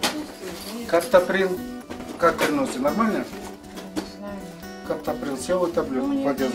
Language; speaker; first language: Russian; non-native, local second language; Kyrgyz